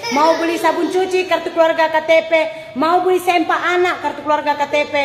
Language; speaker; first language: Indonesian; native; Indonesian